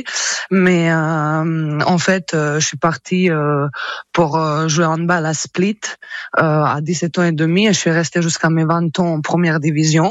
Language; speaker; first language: French; non-native, fluent; Croatian